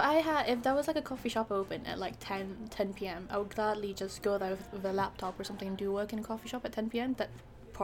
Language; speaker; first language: English; non-native, local second language; Malay